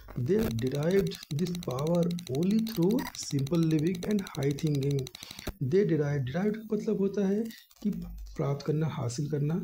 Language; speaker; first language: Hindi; native; Hindi